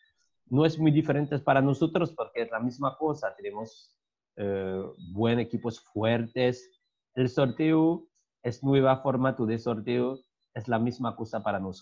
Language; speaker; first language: Spanish; non-native, learner; French